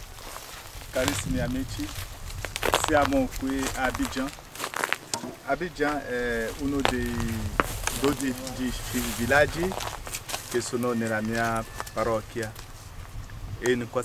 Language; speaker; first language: Italian; non-native, fluent; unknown